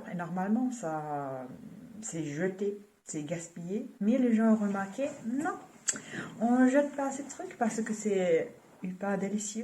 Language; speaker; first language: French; non-native, fluent; German